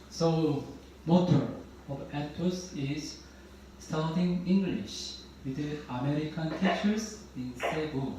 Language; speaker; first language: English; non-native, learner; Korean